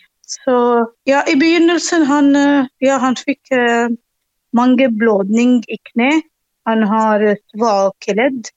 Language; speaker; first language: Norwegian; non-native, learner; Arabic